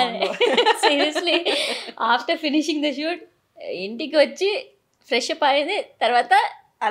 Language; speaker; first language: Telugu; non-native, learner; Malayalam